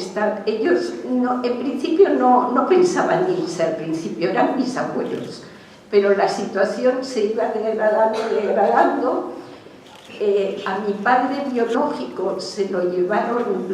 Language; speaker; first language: Spanish; early bilingual, other home language; Hungarian